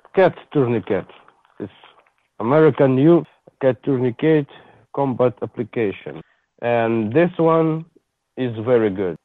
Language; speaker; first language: English; non-native, learner; Ukrainian